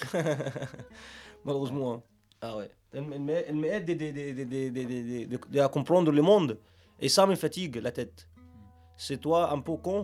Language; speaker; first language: French; non-native, learner; Arabic